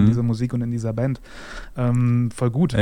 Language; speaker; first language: German; native; German